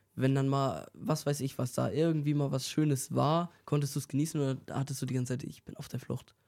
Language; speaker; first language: German; native; German